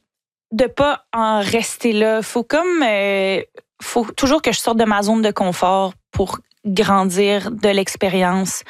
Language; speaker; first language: French; native; French